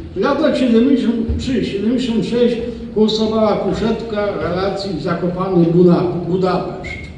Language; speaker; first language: Polish; native; Polish